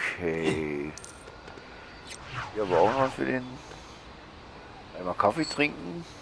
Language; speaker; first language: German; native; German